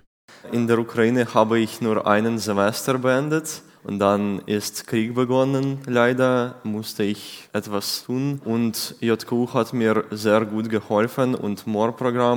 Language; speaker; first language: German; non-native, learner; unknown